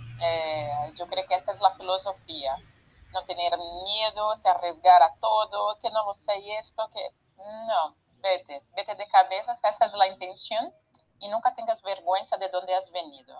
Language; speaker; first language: Spanish; non-native, fluent; Portuguese